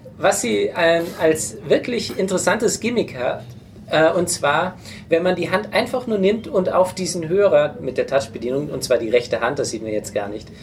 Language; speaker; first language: German; non-native, fluent; English